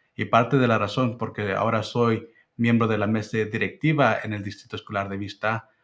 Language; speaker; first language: Spanish; early bilingual, heritage; Spanish